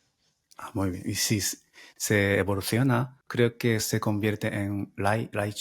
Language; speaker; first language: Spanish; non-native, fluent; Japanese